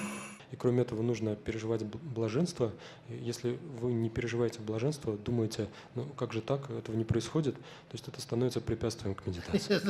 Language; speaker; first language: Russian; native; Russian